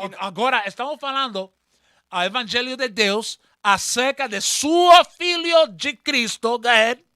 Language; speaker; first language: Portuguese; non-native, learner; Spanish